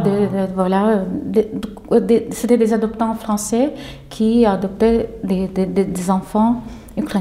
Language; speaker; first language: French; non-native, fluent; Ukrainian